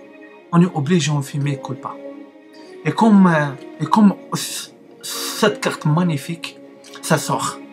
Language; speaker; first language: French; non-native, learner; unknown